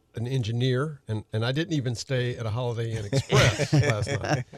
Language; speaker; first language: English; native; English